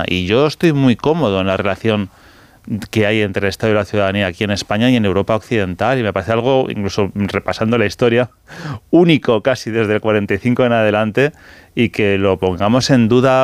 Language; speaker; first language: Spanish; native; Spanish